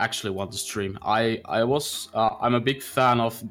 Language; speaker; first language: English; non-native, fluent; Finnish